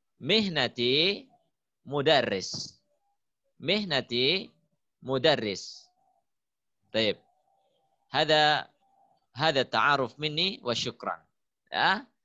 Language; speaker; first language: Arabic; non-native, fluent; Indonesian